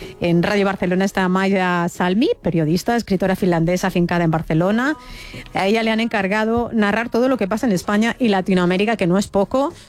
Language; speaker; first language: Spanish; native; Spanish